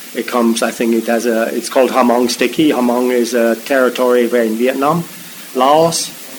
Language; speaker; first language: English; non-native, fluent; German